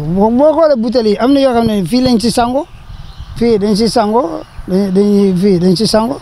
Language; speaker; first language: Wolof; non-native, fluent; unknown